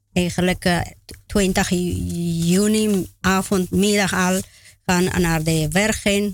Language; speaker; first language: Dutch; non-native, learner; Spanish